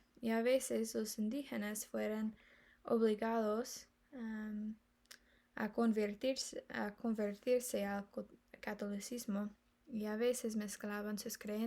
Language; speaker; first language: Spanish; non-native, learner; English